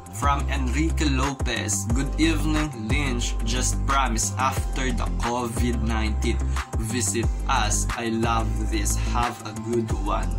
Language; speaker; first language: English; non-native, local second language; Filipino